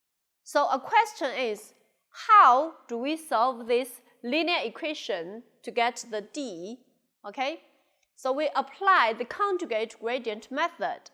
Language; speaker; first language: English; non-native, local second language; Chinese